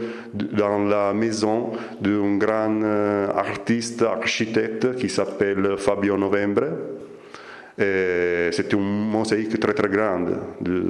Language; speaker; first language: French; non-native, fluent; Italian